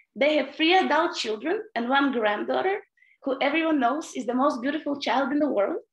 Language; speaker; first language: English; non-native, fluent; Latvian